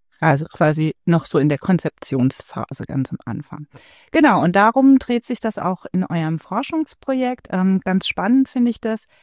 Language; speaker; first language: German; native; German